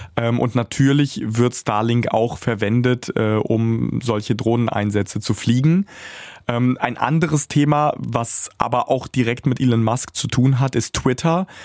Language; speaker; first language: German; early bilingual, other home language; Russian